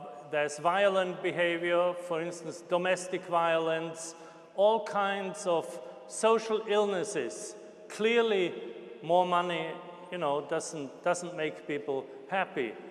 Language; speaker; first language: English; non-native, fluent; German